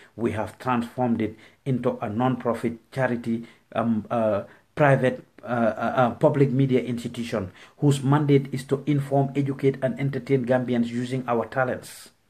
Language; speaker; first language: English; non-native, local second language; Wolof